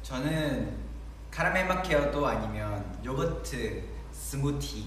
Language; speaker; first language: Korean; non-native, learner; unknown